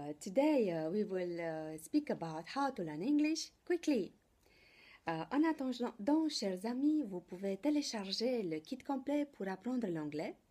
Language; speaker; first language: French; non-native, fluent; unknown